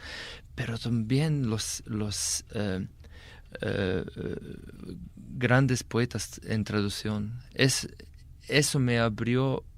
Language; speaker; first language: Spanish; non-native, fluent; Slovenian